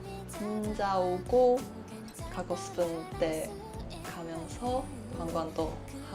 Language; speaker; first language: Korean; non-native, learner; Japanese